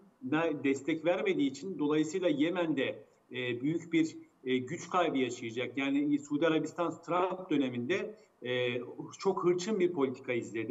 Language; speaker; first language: Turkish; native; Turkish